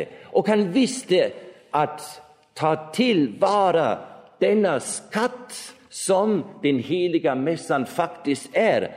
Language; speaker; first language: Swedish; non-native, fluent; German